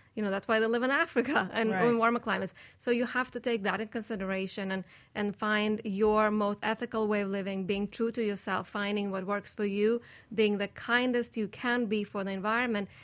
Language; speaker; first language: English; non-native, fluent; Russian